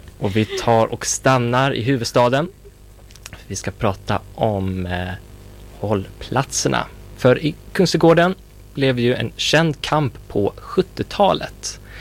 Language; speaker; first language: Swedish; native; Swedish